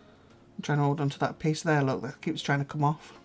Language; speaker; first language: English; native; English